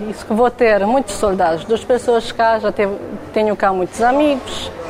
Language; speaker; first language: Portuguese; non-native, learner; Romanian